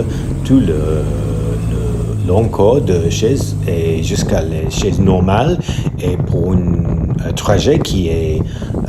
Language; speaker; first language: French; non-native, learner; English